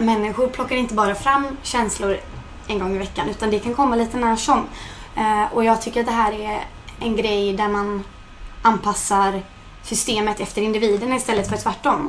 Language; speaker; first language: Swedish; native; Swedish